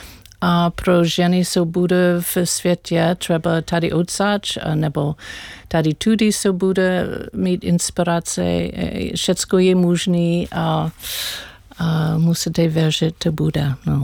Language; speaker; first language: Czech; non-native, learner; English